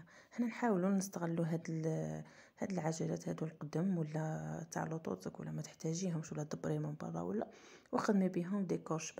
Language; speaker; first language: Arabic; native; Arabic